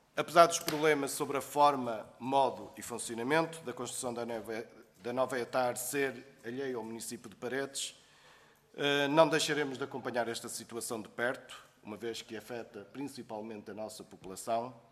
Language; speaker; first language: Portuguese; native; Portuguese